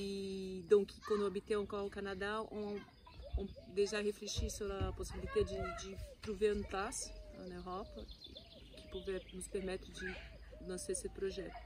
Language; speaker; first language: French; non-native, fluent; Portuguese